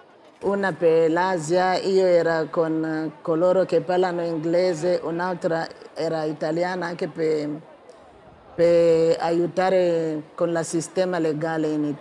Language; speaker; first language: Italian; non-native, fluent; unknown